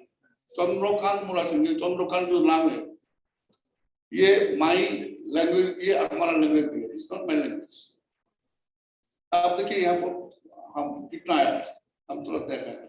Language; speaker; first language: Hindi; non-native, learner; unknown